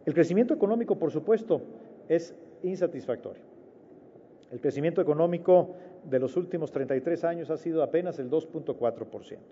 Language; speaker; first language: Spanish; native; Spanish